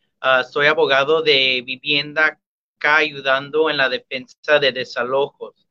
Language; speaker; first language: Spanish; early bilingual, heritage; Spanish